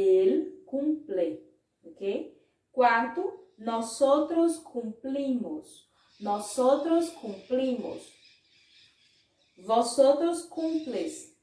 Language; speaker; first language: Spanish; non-native, fluent; Portuguese